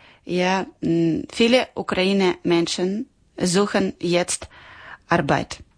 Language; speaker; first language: German; non-native, learner; Ukrainian